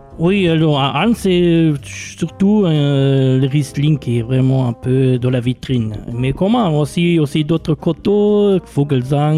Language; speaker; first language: French; non-native, local second language; Luxembourgish